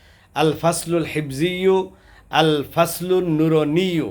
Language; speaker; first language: Arabic; non-native, learner; Bangla